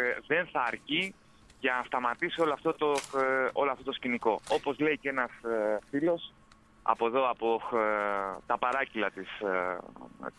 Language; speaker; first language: Greek; native; Greek